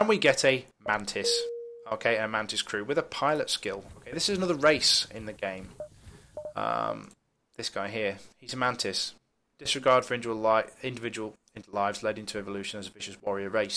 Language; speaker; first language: English; native; English